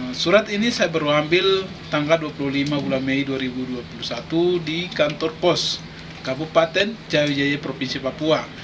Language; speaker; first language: Indonesian; non-native, local second language; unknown